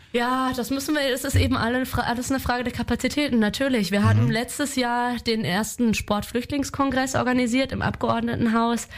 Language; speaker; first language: German; native; German